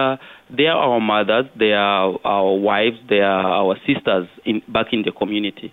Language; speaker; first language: English; non-native, local second language; Kinyarwanda